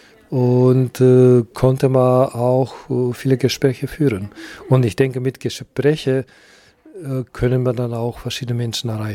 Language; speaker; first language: German; non-native, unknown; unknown